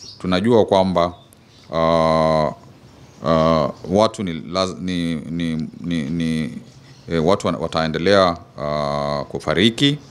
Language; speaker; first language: Swahili; non-native, local second language; Kamba